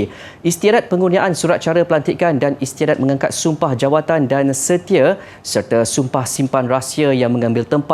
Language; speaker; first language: Malay; native; Malay